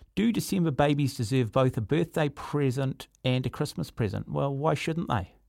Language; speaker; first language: English; native; English